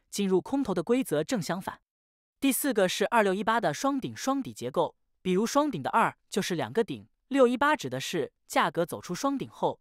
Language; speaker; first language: Chinese; native; Chinese